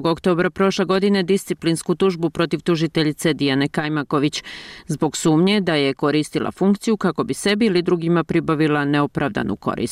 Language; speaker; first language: Croatian; native; Croatian